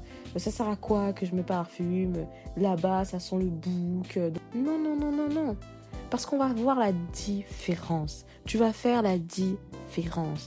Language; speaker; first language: French; native; French